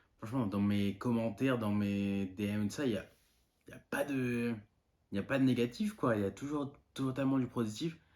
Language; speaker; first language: French; non-native, local second language; Malagasy